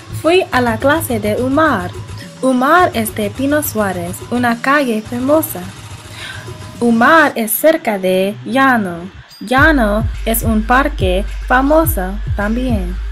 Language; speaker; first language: Spanish; non-native, learner; English